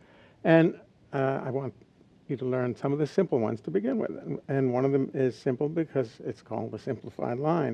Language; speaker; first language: English; native; English